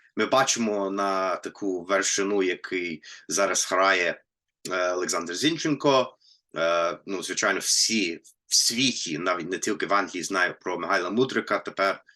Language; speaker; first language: Ukrainian; non-native, fluent; English